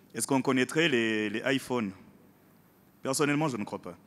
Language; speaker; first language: French; non-native, local second language; Rundi